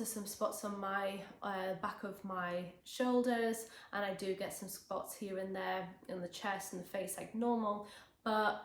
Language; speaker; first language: English; native; English